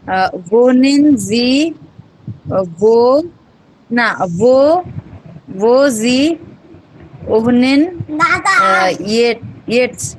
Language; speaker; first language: German; non-native, learner; Bangla